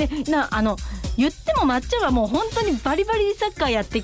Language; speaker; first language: Japanese; native; Japanese